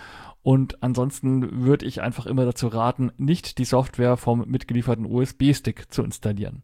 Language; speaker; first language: German; native; German